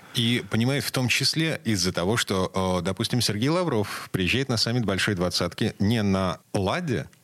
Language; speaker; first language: Russian; native; Russian